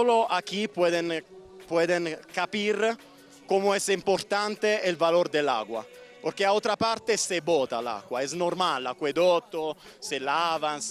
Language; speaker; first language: Spanish; non-native, learner; Italian